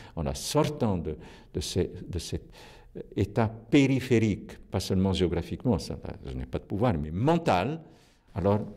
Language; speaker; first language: French; non-native, local second language; Italian